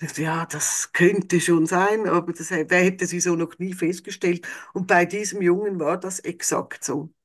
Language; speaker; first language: German; native; German